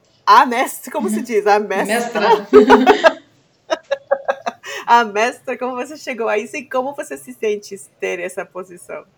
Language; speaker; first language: Portuguese; non-native, fluent; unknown